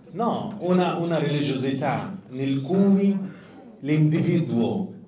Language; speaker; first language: Italian; non-native, fluent; Arabic